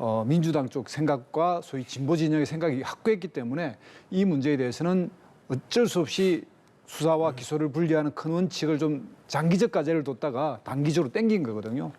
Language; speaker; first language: Korean; native; Korean